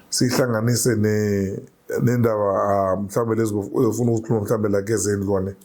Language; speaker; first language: Zulu; native; Zulu